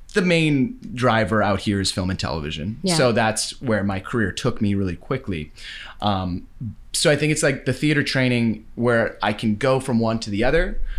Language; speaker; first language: English; native; English